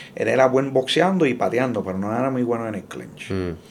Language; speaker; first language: Spanish; early bilingual, heritage; Spanish